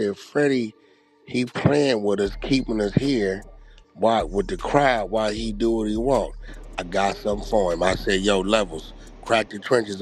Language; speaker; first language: English; native; English